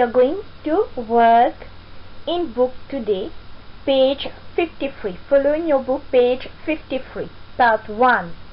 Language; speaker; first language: English; non-native, fluent; French